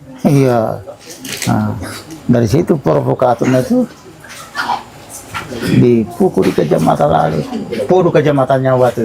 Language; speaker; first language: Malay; non-native, local second language; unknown